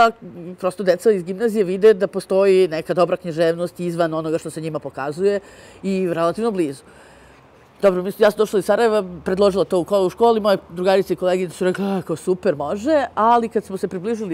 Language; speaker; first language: Serbian; native; Serbian